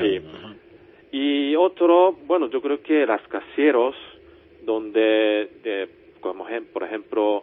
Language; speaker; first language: Spanish; non-native, fluent; Japanese